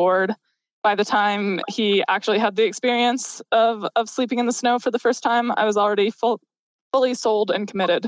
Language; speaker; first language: English; native; English